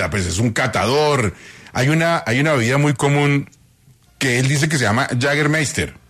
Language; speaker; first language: Spanish; native; Spanish